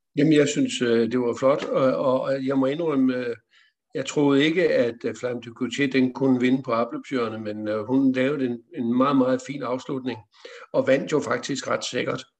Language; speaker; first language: Danish; native; Danish